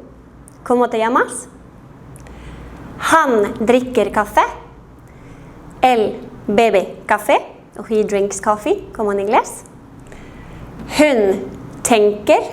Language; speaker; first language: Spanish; non-native, fluent; Norwegian